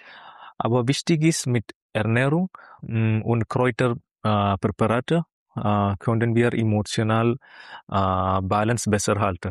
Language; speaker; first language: German; non-native, learner; Malayalam